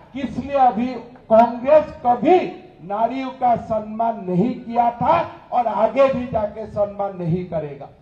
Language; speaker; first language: Hindi; non-native, local second language; Assamese